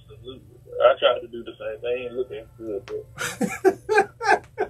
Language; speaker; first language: English; native; English